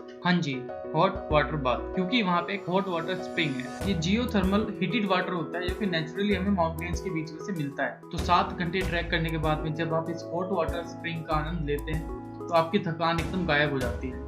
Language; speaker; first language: Hindi; native; Hindi